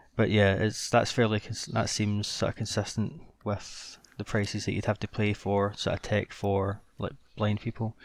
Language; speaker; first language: English; native; English